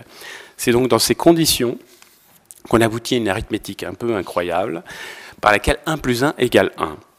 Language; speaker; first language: French; native; French